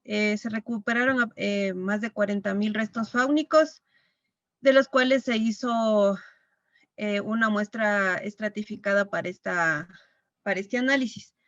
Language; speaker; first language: Spanish; native; Spanish